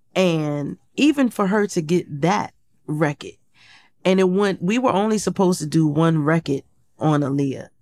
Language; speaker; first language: English; native; English